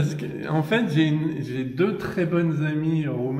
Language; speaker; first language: French; native; French